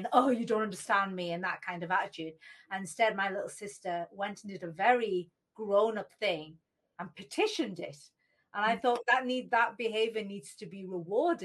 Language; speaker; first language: English; native; English